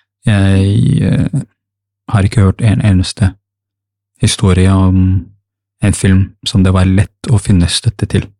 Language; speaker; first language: Norwegian; non-native, fluent; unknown